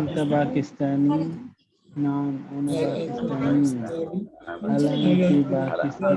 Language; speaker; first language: Arabic; non-native, learner; Bangla